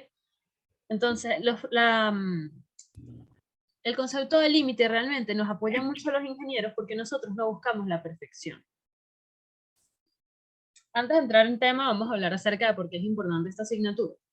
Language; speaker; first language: Spanish; native; Spanish